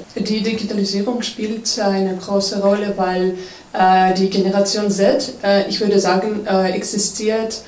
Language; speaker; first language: German; non-native, fluent; Russian